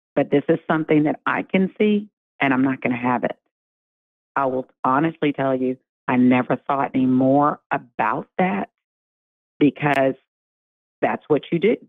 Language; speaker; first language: English; native; English